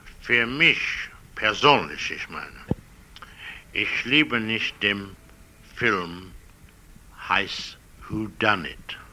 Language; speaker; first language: German; non-native, learner; English